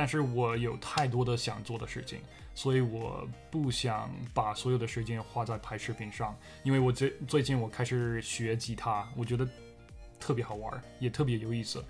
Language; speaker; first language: Chinese; non-native, fluent; English